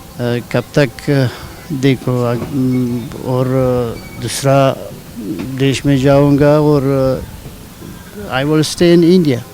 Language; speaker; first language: Hindi; non-native, learner; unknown